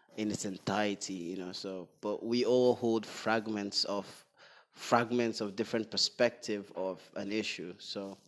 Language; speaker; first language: English; non-native, local second language; Igbo